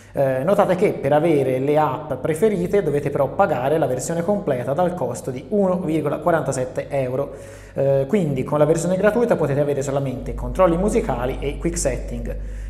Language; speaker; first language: Italian; native; Italian